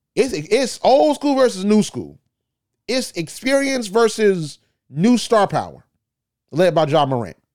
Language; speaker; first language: English; native; English